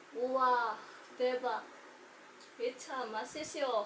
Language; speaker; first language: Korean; non-native, learner; Indonesian